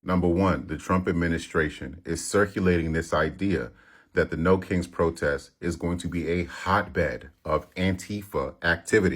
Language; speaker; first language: English; native; English